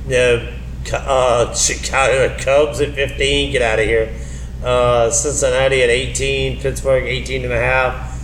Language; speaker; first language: English; native; English